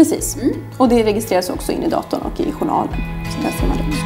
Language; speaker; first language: Swedish; native; Swedish